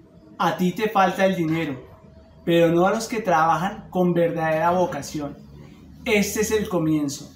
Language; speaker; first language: Spanish; native; Spanish